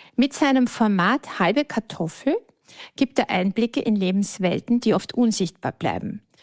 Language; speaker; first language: German; native; German